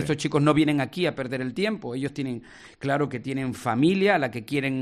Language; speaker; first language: Spanish; native; Spanish